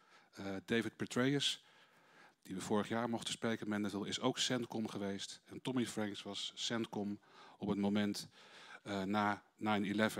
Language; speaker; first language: Dutch; native; Dutch